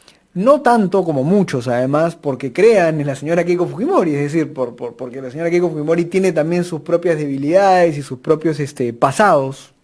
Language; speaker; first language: Spanish; native; Spanish